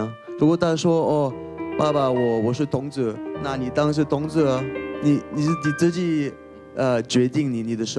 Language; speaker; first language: Chinese; non-native, fluent; French